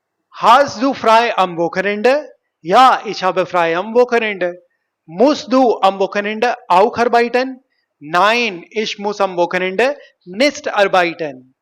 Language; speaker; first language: German; non-native, fluent; Hindi